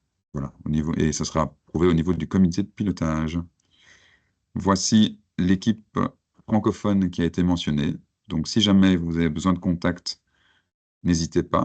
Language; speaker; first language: French; native; French